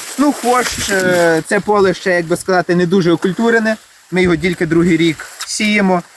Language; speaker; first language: Ukrainian; native; Ukrainian